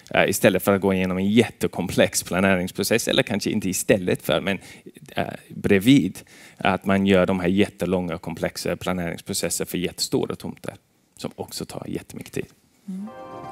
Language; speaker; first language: Swedish; non-native, fluent; English